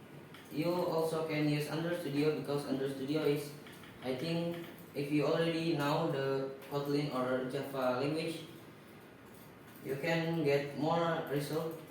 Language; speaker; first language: English; non-native, learner; Indonesian